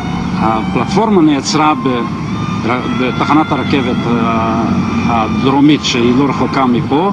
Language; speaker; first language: Hebrew; non-native, fluent; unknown